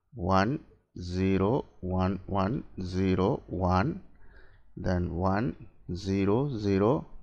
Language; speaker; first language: English; non-native, local second language; Tamil